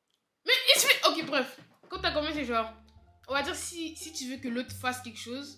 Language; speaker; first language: French; native; French